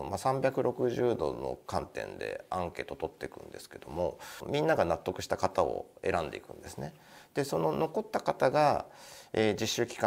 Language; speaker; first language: Japanese; native; Japanese